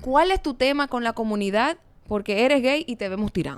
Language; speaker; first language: Spanish; native; Spanish